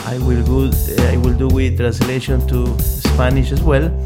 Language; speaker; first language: English; non-native, fluent; Spanish